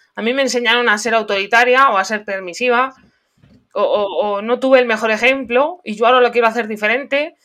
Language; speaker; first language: Spanish; native; Spanish